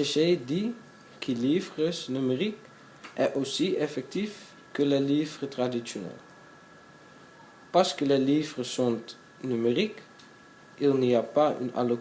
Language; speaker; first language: French; non-native, learner; Dutch